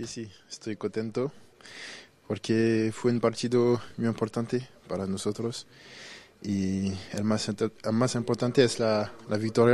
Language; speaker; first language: Spanish; non-native, fluent; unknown